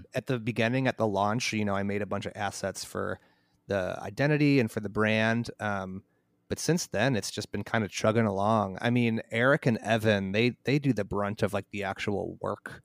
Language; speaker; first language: English; native; English